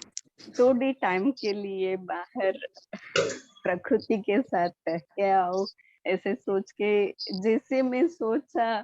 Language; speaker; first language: Hindi; non-native, local second language; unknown